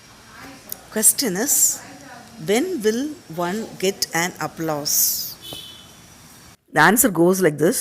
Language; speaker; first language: English; non-native, local second language; Tamil